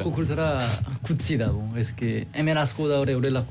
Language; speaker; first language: Basque; non-native, learner; Korean